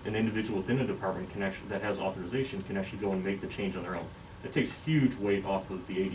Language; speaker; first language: English; native; English